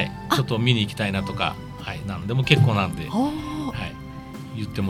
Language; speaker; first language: Japanese; native; Japanese